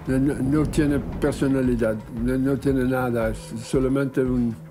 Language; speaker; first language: Spanish; non-native, learner; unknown